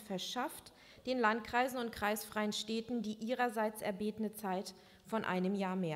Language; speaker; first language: German; native; German